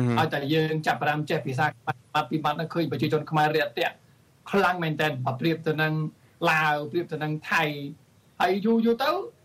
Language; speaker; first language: Khmer; early bilingual, heritage; Khmer